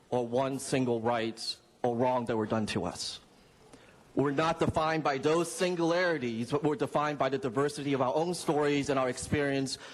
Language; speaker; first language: English; non-native, local second language; Cantonese